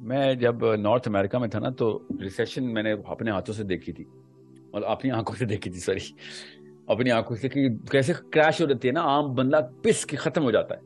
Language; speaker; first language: Urdu; non-native, local second language; Punjabi